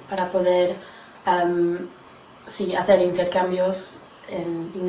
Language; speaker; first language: Spanish; non-native, learner; English